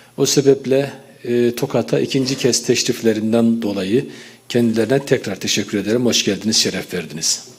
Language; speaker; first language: Turkish; native; Turkish